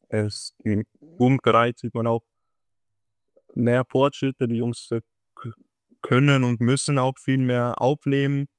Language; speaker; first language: German; native; German